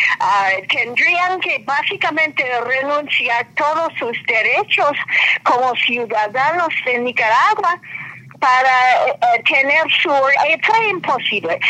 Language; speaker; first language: Spanish; non-native, fluent; English